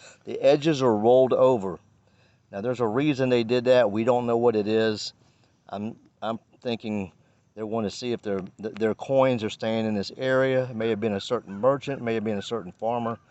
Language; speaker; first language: English; native; English